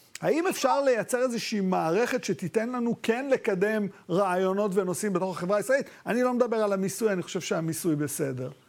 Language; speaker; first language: Hebrew; native; Hebrew